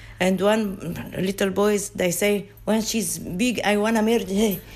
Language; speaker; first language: English; non-native, learner; Arabic